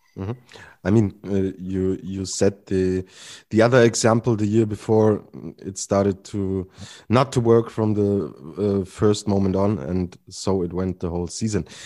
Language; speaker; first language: English; non-native, fluent; German